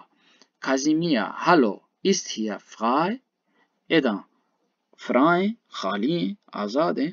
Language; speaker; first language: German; non-native, fluent; Baluchi